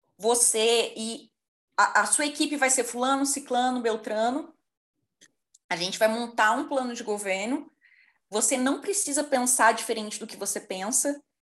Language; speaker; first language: Portuguese; native; Portuguese